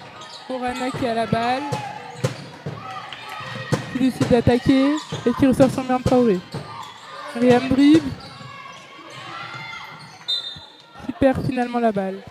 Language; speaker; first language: French; native; French